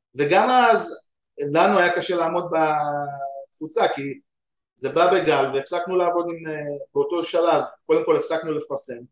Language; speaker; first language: Hebrew; native; Hebrew